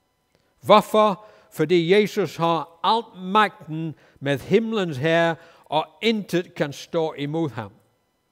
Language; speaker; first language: Danish; non-native, fluent; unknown